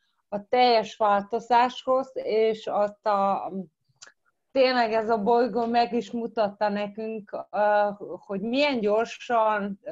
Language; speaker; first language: Hungarian; early bilingual, heritage; Croatian